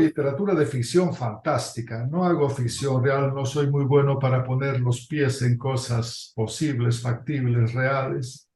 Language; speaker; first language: Spanish; native; Spanish